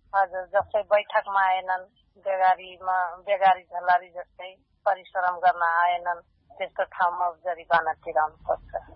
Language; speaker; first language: Nepali; non-native, local second language; Dangaura Tharu